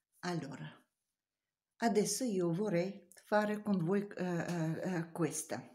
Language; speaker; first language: Italian; non-native, learner; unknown